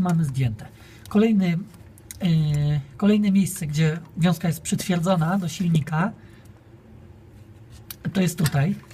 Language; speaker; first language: Polish; native; Polish